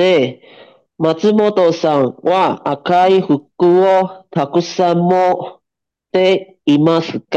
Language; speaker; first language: Japanese; non-native, learner; Chinese